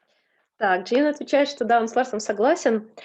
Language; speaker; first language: Russian; native; Russian